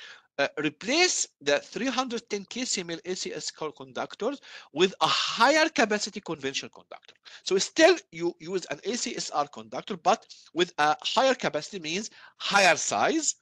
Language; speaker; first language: English; non-native, fluent; Arabic